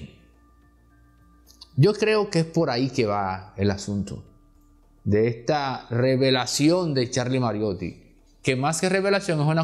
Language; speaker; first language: Spanish; native; Spanish